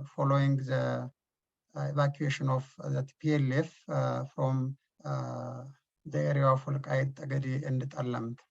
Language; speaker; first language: English; non-native, local second language; Amharic